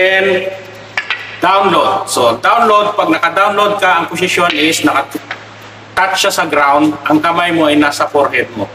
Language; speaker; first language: Filipino; native; Filipino